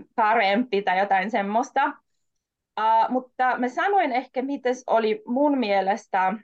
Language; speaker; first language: Finnish; non-native, fluent; German